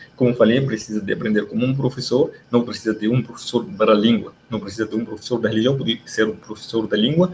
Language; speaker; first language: Portuguese; non-native, fluent; Arabic